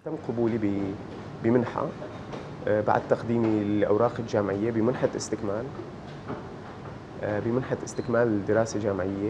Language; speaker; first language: Arabic; native; Arabic